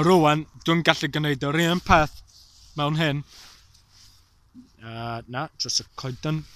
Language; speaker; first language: Welsh; non-native, learner; English